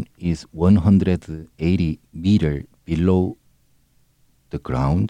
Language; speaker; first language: English; non-native, learner; Korean